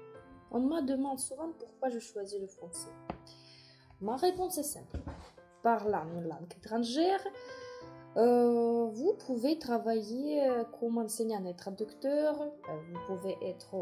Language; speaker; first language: French; non-native, fluent; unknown